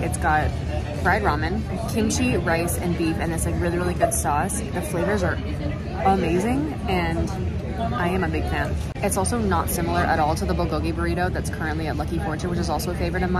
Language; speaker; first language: English; native; English